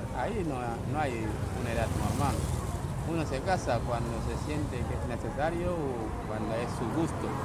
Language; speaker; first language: Spanish; non-native, fluent; Wolof